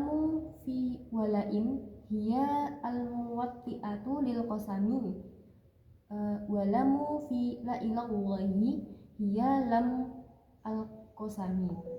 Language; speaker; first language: Arabic; non-native, learner; Indonesian